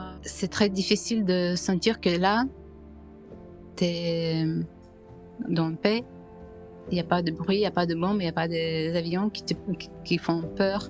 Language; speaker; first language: French; non-native, fluent; Ukrainian